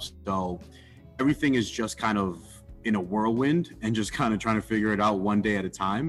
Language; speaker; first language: English; native; English